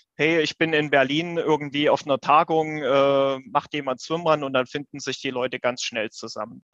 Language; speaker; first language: German; native; German